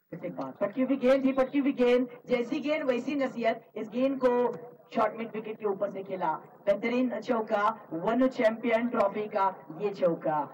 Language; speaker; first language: Hindi; non-native, local second language; Marathi